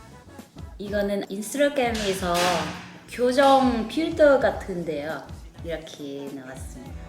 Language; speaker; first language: Korean; non-native, learner; Thai